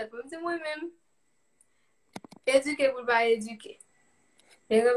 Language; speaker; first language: French; non-native, local second language; Haitian Creole